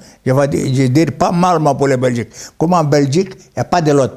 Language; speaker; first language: French; non-native, learner; Greek